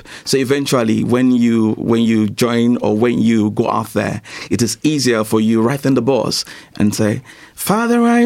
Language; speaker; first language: English; non-native, local second language; Yoruba